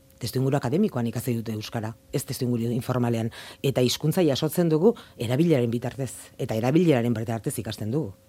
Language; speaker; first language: Basque; native; Basque